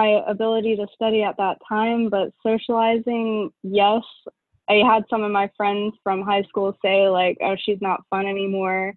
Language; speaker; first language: English; native; English